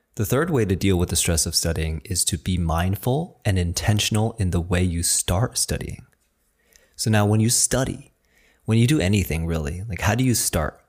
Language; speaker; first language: English; early bilingual, other home language; Chinese